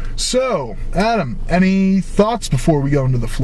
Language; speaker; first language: English; native; English